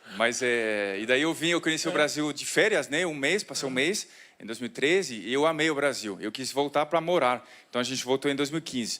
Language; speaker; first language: Portuguese; non-native, fluent; French